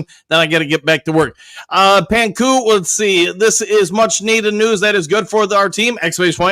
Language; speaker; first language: English; native; English